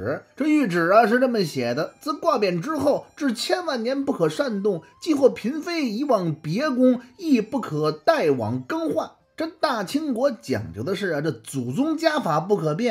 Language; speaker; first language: Chinese; native; Chinese